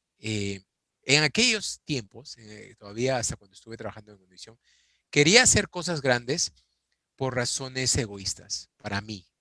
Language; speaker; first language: Spanish; native; Spanish